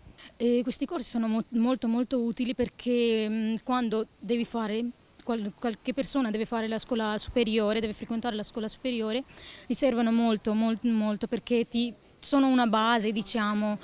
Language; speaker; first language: Italian; early bilingual, other home language; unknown